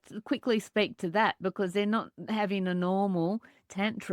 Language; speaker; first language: English; native; English